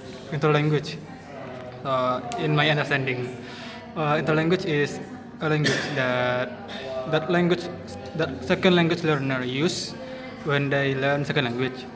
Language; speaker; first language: English; non-native, learner; Indonesian